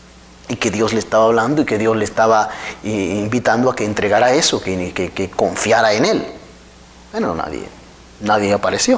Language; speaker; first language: Spanish; native; Spanish